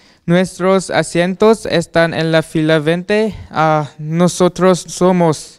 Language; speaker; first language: Spanish; non-native, learner; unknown